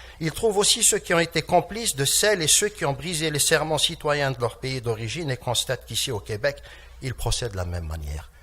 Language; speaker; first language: French; non-native, local second language; Kabyle